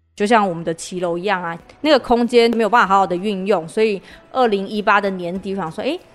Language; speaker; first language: Chinese; native; Chinese